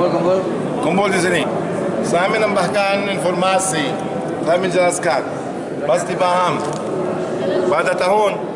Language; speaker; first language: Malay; non-native, learner; Arabic